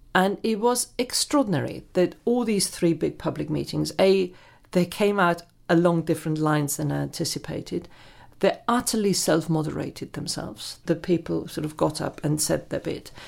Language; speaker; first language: English; non-native, fluent; German